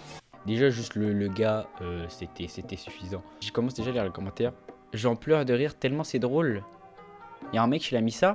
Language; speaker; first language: French; native; French